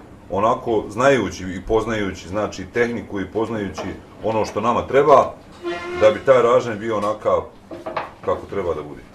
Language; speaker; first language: Bosnian; native; Bosnian